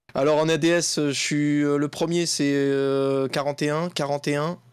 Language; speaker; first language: French; native; French